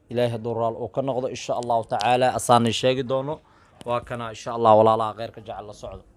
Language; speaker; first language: Somali; native; Somali